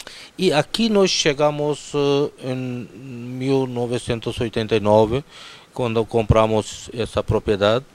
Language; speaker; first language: Portuguese; non-native, fluent; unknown